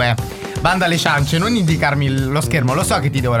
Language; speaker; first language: Italian; native; Italian